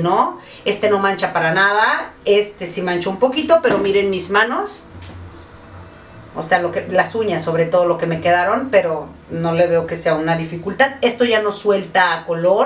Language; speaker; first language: Spanish; native; Spanish